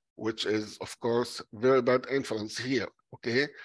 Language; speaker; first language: English; non-native, fluent; Arabic